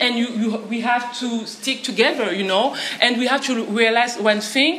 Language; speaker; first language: English; non-native, fluent; French